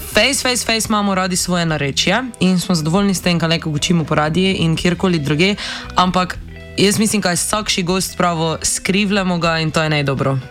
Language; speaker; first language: Slovenian; native; Slovenian